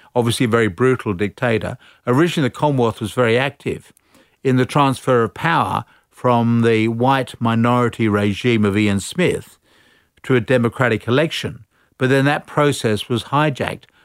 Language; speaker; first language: English; native; English